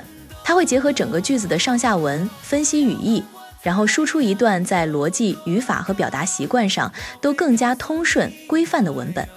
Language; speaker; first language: Chinese; native; Chinese